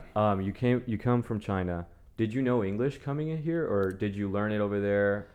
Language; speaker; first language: English; early bilingual, other home language; Spanish